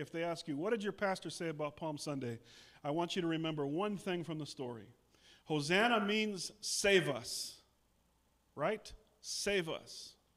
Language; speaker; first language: English; native; English